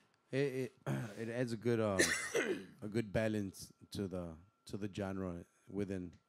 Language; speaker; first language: English; early bilingual, other home language; Spanish